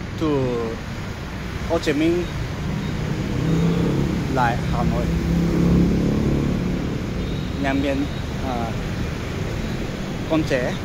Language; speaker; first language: Vietnamese; non-native, learner; Japanese